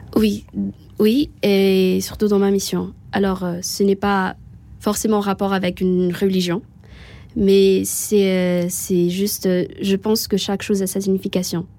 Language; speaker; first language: French; non-native, local second language; Malagasy